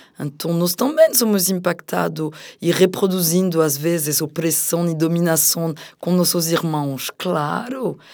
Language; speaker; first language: Portuguese; non-native, fluent; French